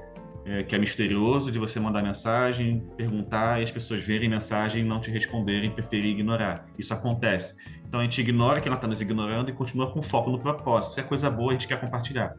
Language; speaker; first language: Portuguese; native; Portuguese